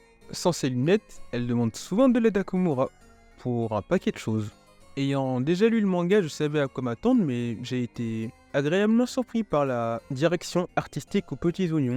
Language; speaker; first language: French; native; French